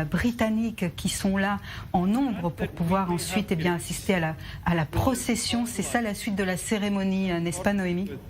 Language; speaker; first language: French; native; French